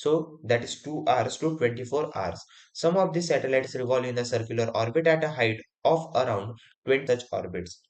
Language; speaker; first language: English; non-native, local second language; Hindi